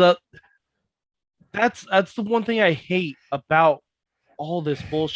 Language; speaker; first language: English; native; English